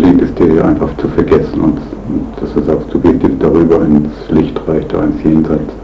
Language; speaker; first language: German; native; German